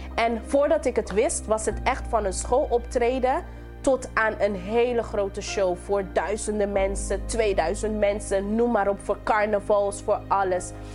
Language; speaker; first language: Dutch; non-native, local second language; English